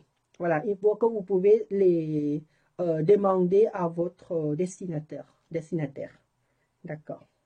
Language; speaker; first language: French; non-native, learner; Thai